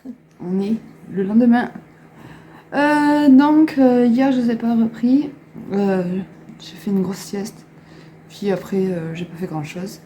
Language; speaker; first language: French; native; French